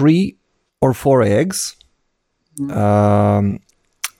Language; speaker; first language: English; non-native, fluent; Croatian